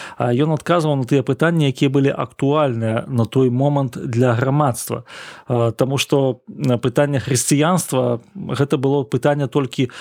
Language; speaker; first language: Belarusian; non-native, local second language; Russian